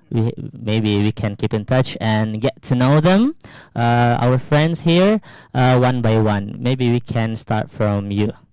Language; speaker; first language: English; non-native, learner; Indonesian